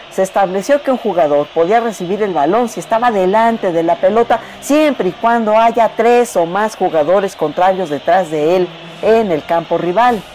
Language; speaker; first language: Spanish; native; Spanish